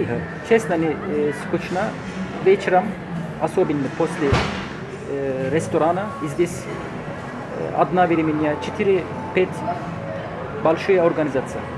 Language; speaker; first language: Russian; non-native, local second language; Turkish